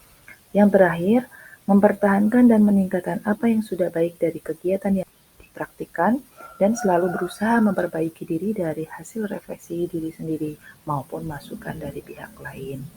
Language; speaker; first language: Indonesian; native; Indonesian